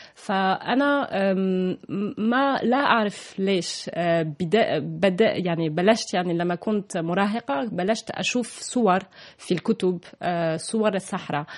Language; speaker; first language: Arabic; non-native, fluent; French